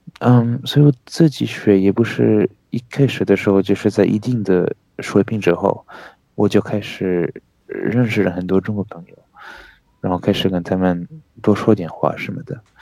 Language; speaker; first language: Chinese; non-native, fluent; French